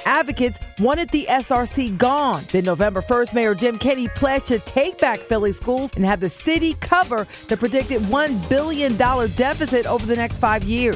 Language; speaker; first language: English; native; English